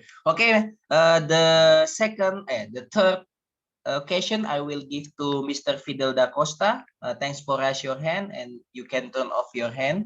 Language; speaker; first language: English; non-native, learner; Indonesian